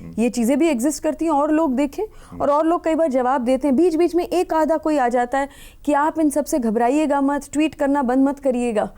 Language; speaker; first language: Hindi; native; Hindi